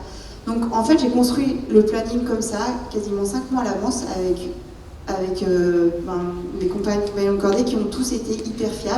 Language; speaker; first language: French; native; French